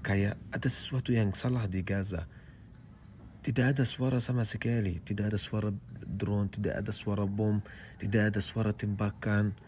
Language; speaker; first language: Indonesian; non-native, fluent; Arabic